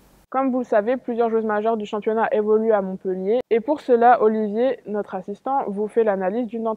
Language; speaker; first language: French; native; French